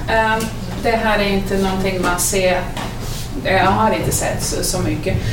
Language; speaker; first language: Swedish; non-native, fluent; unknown